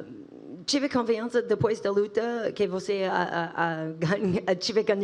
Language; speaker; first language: Portuguese; non-native, learner; English